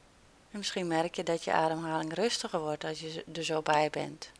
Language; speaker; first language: Dutch; native; Dutch